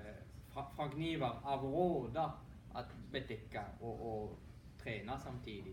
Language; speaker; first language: Swedish; non-native, fluent; French